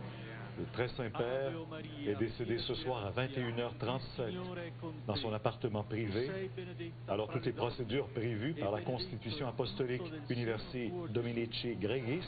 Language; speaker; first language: French; native; French